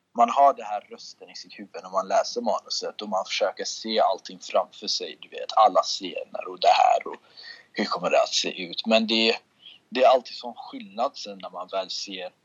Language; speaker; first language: Swedish; early bilingual, other home language; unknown